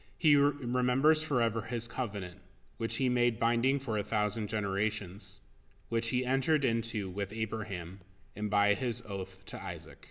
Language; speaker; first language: English; native; English